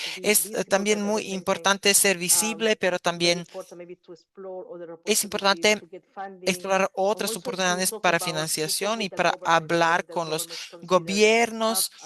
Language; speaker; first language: Spanish; non-native, fluent; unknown